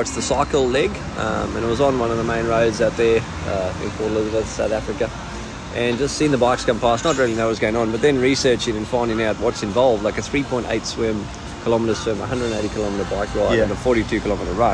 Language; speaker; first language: English; native; English